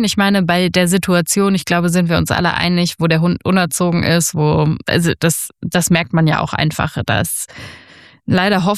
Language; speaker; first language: German; native; German